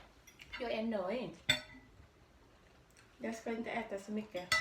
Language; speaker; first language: Swedish; non-native, learner; Thai